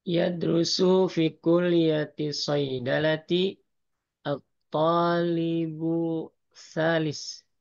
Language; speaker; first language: Arabic; non-native, learner; Indonesian